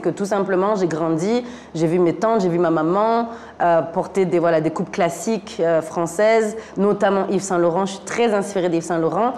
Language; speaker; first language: French; native; French